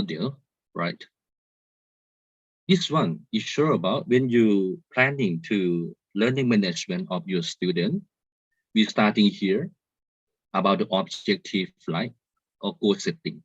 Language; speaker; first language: English; non-native, learner; Thai